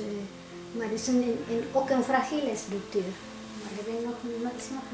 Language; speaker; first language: Dutch; non-native, fluent; Spanish